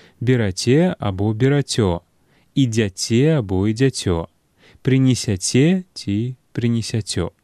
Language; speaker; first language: Belarusian; native; Belarusian